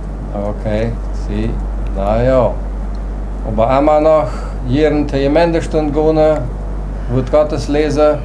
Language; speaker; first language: German; non-native, local second language; Plautdietsch